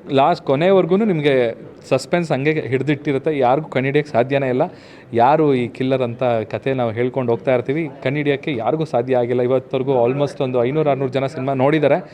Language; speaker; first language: Kannada; native; Kannada